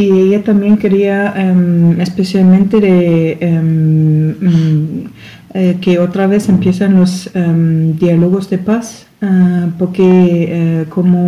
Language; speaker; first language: Spanish; non-native, learner; German